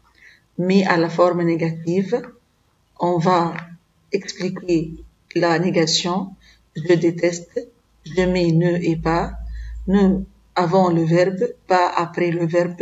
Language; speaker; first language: French; non-native, fluent; Arabic